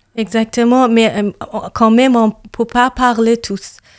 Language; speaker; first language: French; non-native, learner; Persian